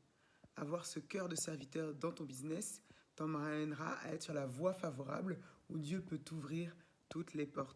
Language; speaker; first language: French; native; French